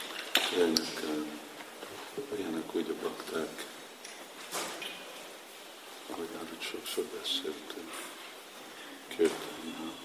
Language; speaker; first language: Hungarian; non-native, fluent; English